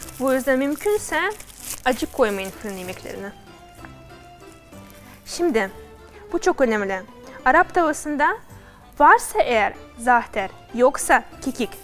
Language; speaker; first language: Turkish; non-native, fluent; Russian